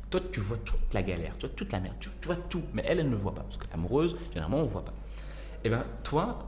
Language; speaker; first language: French; non-native, local second language; Arabic